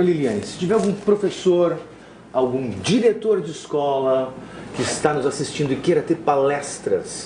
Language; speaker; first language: Portuguese; native; Portuguese